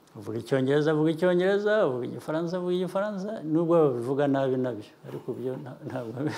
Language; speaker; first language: Kinyarwanda; early bilingual, heritage; Kinyarwanda